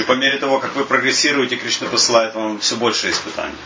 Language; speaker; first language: Russian; native; Russian